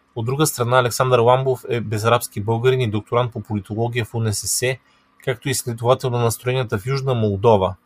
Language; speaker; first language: Bulgarian; native; Bulgarian